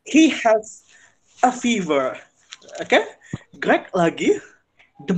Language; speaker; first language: English; non-native, fluent; Indonesian